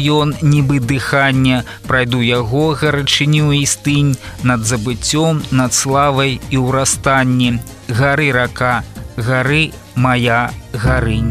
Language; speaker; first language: Belarusian; native; Belarusian